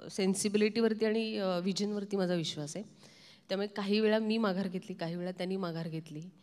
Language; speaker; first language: Marathi; native; Marathi